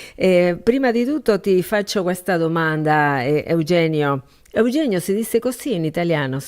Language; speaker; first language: Italian; non-native, learner; Spanish